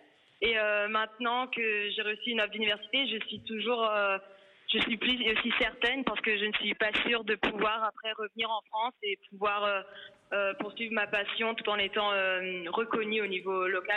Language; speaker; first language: French; early bilingual, other home language; Italian